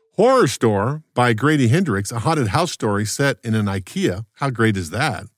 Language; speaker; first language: English; native; English